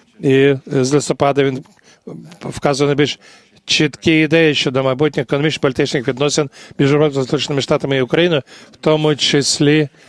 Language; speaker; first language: Ukrainian; non-native, fluent; English